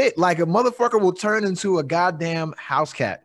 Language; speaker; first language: English; native; English